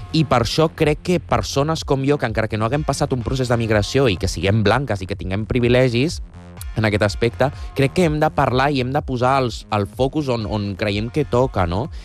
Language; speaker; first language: Catalan; non-native, local second language; Spanish